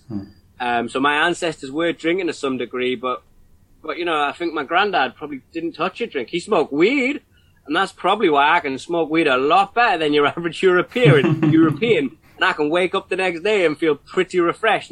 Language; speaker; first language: English; native; English